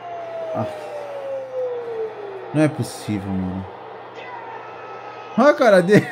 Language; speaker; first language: Portuguese; native; Portuguese